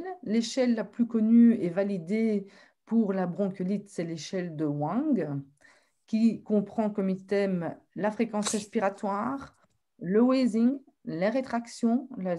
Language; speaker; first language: French; native; French